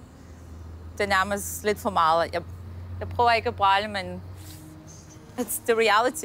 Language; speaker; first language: Danish; early bilingual, heritage; Danish